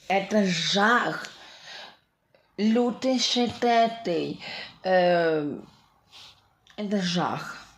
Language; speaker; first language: Russian; non-native, local second language; Ukrainian